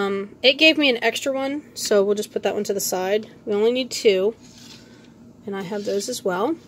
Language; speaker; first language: English; native; English